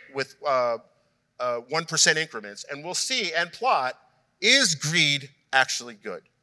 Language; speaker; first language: English; native; English